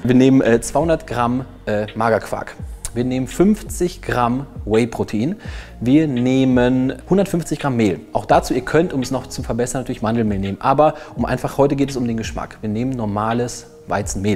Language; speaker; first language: German; native; German